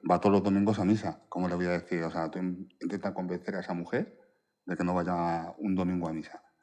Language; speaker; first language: Spanish; early bilingual, other home language; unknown